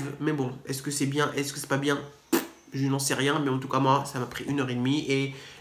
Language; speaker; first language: French; native; French